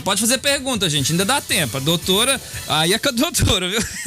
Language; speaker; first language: Portuguese; native; Portuguese